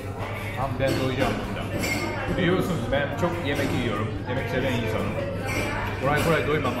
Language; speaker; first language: Turkish; non-native, fluent; Japanese